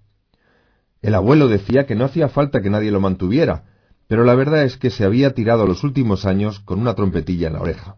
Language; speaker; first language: Spanish; native; Spanish